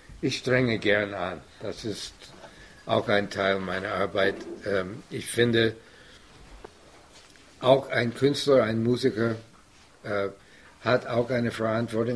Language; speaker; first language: German; non-native, fluent; English